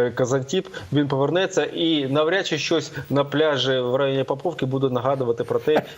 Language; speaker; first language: Ukrainian; native; Ukrainian